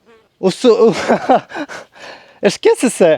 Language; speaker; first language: Portuguese; non-native, learner; Russian